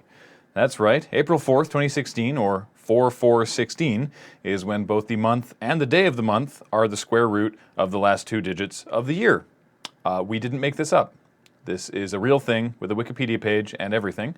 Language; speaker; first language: English; native; English